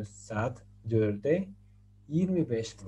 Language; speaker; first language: Turkish; non-native, fluent; Spanish